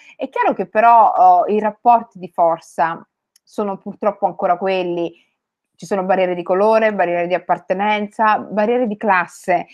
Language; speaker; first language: Italian; early bilingual, other home language; Somali